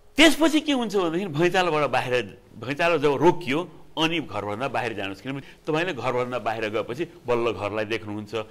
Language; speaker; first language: Nepali; native; Nepali